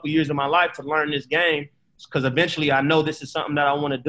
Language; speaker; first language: English; native; English